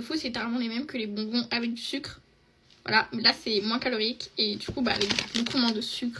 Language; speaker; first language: French; native; French